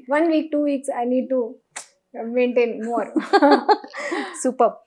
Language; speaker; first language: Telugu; non-native, learner; Hindi